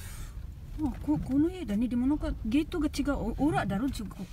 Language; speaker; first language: Japanese; non-native, learner; Filipino